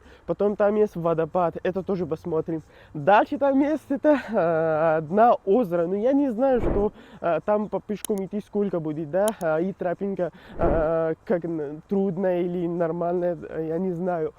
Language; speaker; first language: Russian; non-native, learner; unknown